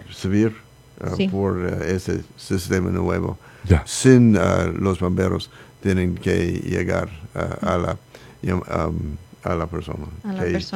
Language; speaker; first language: Spanish; non-native, learner; English